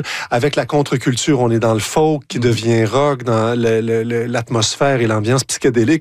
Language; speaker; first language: French; native; French